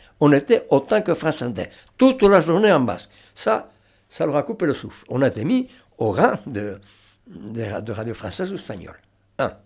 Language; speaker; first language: French; non-native, local second language; Basque